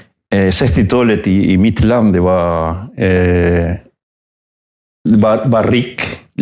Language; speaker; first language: Swedish; non-native, fluent; Spanish